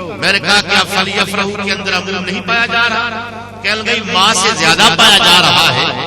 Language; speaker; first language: Urdu; non-native, local second language; Punjabi